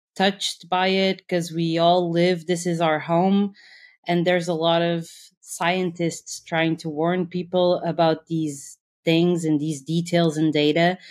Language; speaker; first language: English; non-native, fluent; Portuguese